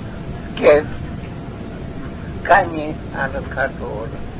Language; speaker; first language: Greek; non-native, learner; Russian